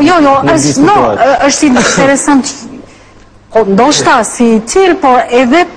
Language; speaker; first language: Albanian; non-native, fluent; French